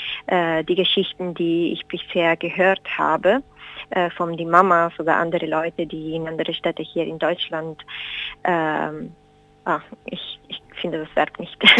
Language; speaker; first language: German; non-native, fluent; Spanish